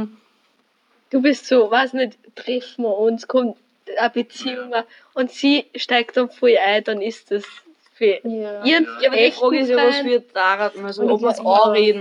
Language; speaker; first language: German; native; German